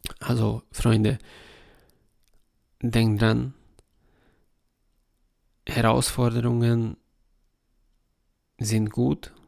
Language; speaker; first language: German; non-native, fluent; Hungarian